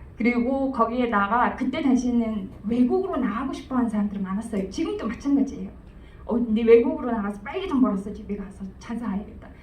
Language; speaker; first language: Korean; non-native, fluent; Mongolian